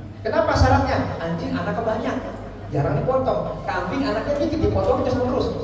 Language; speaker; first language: Indonesian; non-native, local second language; Javanese